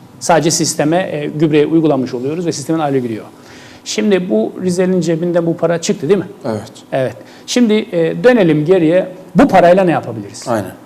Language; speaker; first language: Turkish; native; Turkish